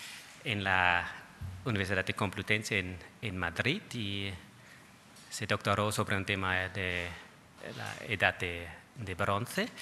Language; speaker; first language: Spanish; non-native, fluent; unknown